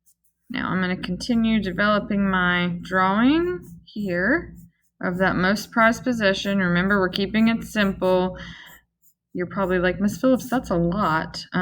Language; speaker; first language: English; native; English